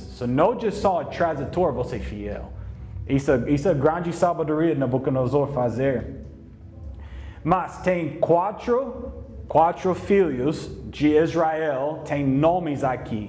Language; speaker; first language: Portuguese; non-native, learner; English